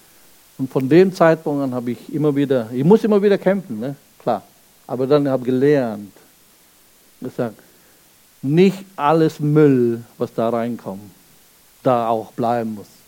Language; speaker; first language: German; non-native, fluent; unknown